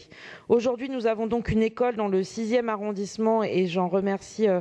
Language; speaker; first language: French; native; French